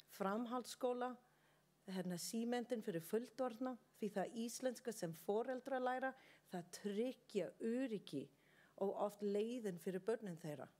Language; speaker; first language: Icelandic; non-native, learner; English